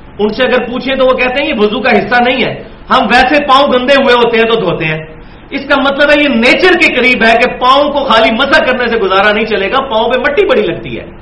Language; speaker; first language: Urdu; non-native, local second language; Punjabi